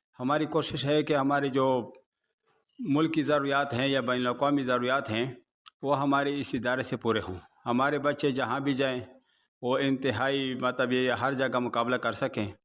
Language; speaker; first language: Urdu; non-native, local second language; Pashto